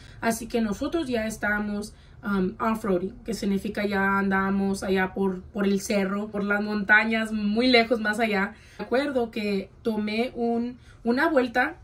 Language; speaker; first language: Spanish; early bilingual, heritage; Spanish